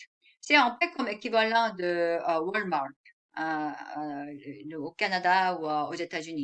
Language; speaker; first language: French; non-native, fluent; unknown